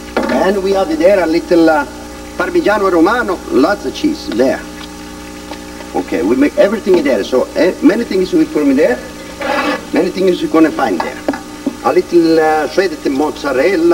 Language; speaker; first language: English; non-native, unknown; Italian